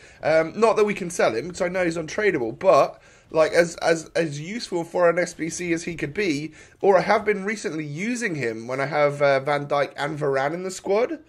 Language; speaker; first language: English; native; English